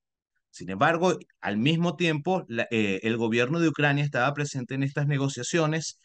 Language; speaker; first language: Spanish; native; Spanish